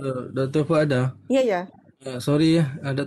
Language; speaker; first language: Malay; native; Malay